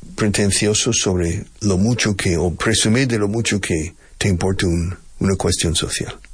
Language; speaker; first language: Spanish; non-native, fluent; English